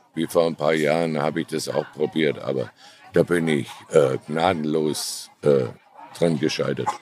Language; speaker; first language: German; native; German